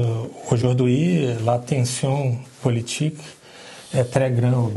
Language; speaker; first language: French; non-native, learner; Portuguese